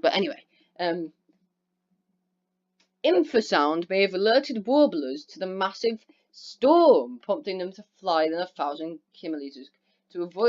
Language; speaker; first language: English; native; English